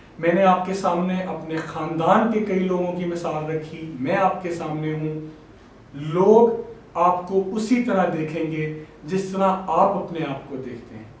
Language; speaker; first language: Urdu; non-native, local second language; Punjabi